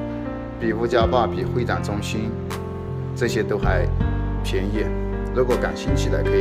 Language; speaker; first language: Chinese; native; Chinese